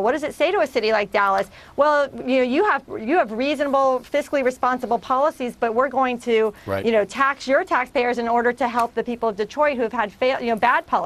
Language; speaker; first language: English; native; English